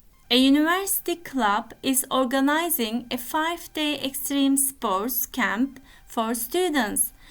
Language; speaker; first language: English; non-native, fluent; Turkish